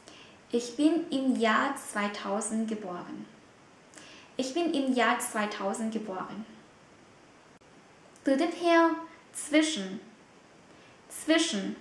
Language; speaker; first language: German; non-native, fluent; Vietnamese